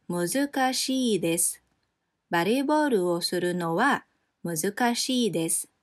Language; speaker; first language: Japanese; non-native, fluent; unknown